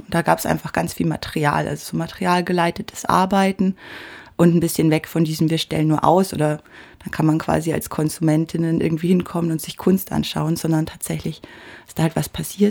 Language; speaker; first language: German; native; German